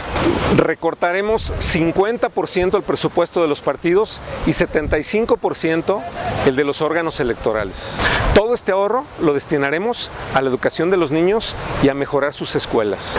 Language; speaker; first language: Spanish; native; Spanish